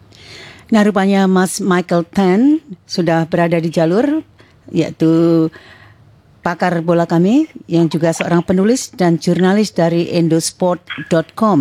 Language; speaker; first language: Indonesian; native; Indonesian